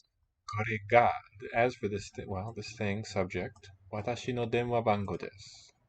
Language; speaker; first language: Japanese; non-native, learner; English